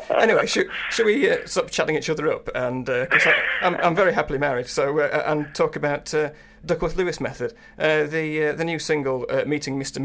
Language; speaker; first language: English; native; English